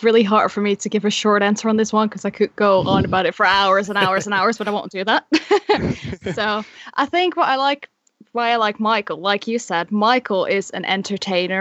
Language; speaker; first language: English; non-native, fluent; Dutch